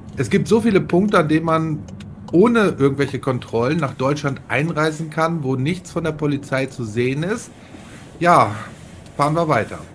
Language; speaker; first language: German; native; German